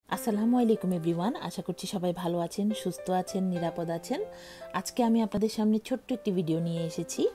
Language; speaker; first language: Bangla; native; Bangla